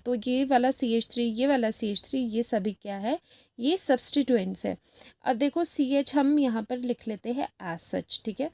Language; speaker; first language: Hindi; native; Hindi